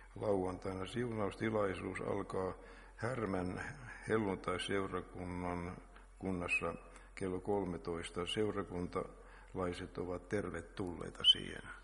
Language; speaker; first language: Finnish; native; Finnish